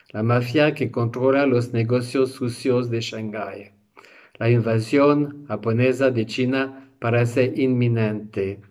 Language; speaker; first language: Spanish; non-native, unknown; English